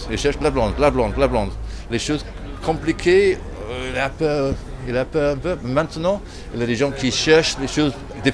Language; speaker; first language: French; non-native, learner; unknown